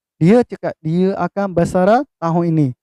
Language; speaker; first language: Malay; non-native, fluent; Burmese